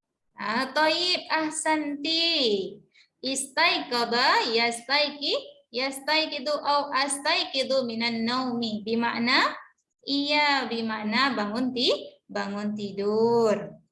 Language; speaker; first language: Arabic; non-native, learner; Indonesian